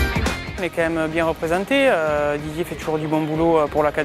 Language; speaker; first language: French; native; French